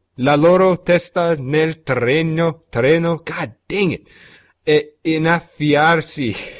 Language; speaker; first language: Italian; non-native, learner; English